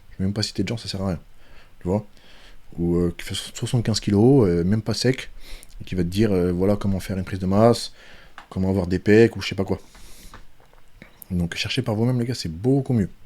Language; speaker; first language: French; native; French